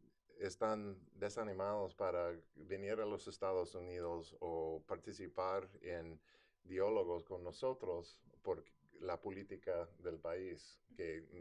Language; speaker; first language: Spanish; non-native, fluent; English